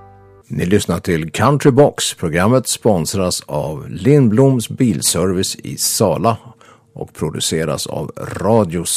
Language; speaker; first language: Swedish; native; Swedish